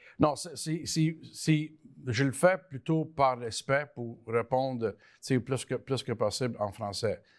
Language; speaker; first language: French; early bilingual, other home language; Italian